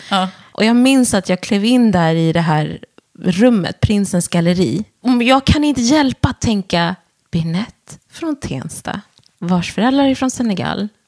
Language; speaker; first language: Swedish; early bilingual, other home language; Wolof